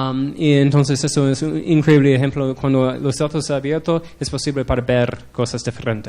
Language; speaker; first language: Spanish; non-native, learner; English